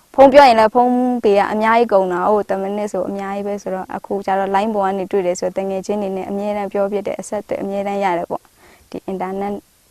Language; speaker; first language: Burmese; native; Burmese